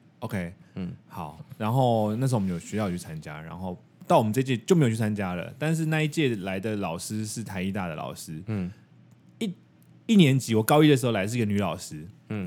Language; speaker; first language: Chinese; native; Chinese